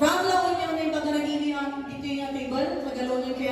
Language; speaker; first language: Filipino; native; Filipino